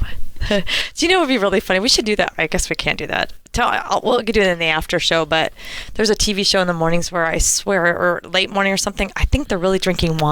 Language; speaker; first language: English; native; English